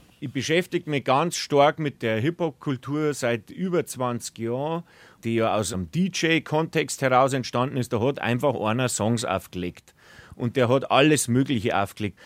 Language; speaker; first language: German; native; German